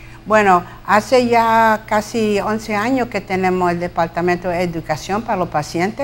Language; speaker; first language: Spanish; early bilingual, heritage; Spanish